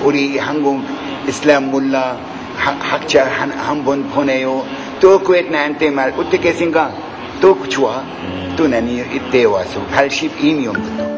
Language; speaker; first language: Korean; non-native, learner; Arabic